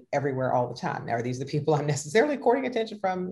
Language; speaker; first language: English; native; English